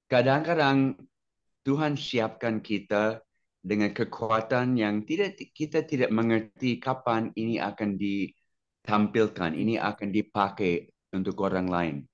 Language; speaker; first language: Indonesian; non-native, fluent; English